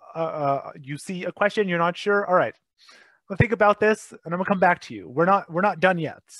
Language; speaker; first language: English; native; English